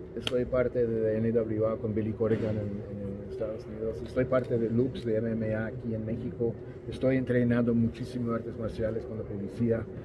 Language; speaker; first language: Spanish; non-native, fluent; English